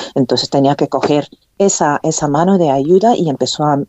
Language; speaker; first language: Spanish; non-native, fluent; Korean